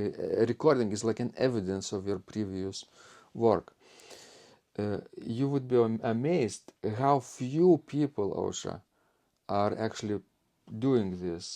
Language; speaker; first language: English; non-native, fluent; Lithuanian